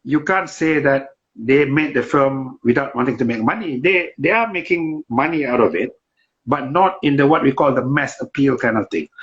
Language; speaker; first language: English; non-native, local second language; Malay